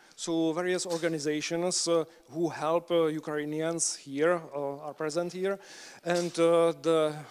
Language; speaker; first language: English; non-native, fluent; Czech